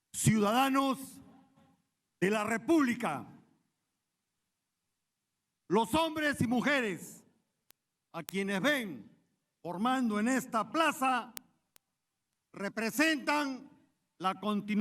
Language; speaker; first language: Spanish; native; Spanish